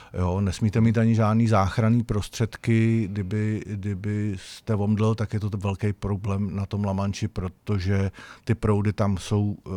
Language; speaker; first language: Czech; native; Czech